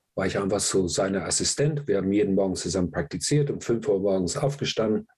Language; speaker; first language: German; non-native, fluent; English